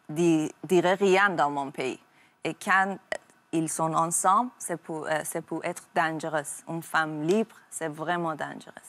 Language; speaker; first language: French; non-native, learner; Persian